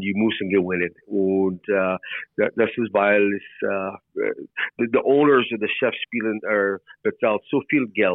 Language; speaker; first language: German; non-native, learner; English